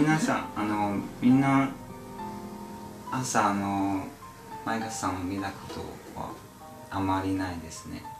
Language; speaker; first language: Japanese; non-native, learner; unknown